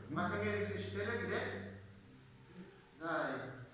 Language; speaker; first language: German; non-native, learner; Spanish